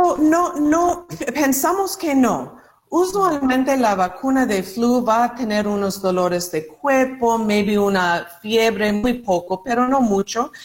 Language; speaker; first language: Spanish; non-native, learner; English